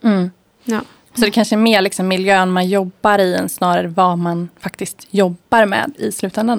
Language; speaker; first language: Swedish; native; Swedish